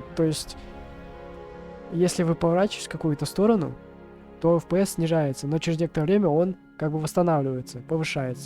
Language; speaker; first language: Russian; native; Russian